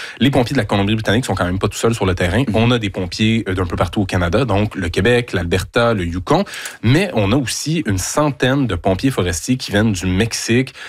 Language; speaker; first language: French; native; French